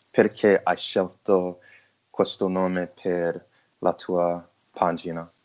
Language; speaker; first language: Italian; non-native, learner; English